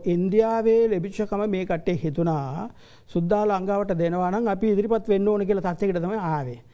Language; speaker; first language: Sinhala; non-native, local second language; Tamil